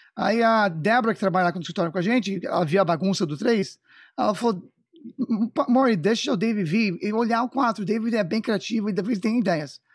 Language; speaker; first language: Portuguese; non-native, fluent; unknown